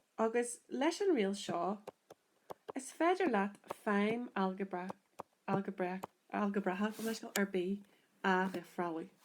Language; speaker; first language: Irish; native; Irish